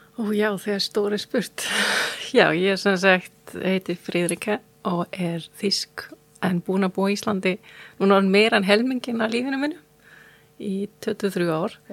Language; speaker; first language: Icelandic; non-native, fluent; German